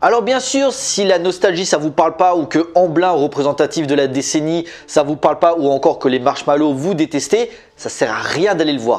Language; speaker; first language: French; native; French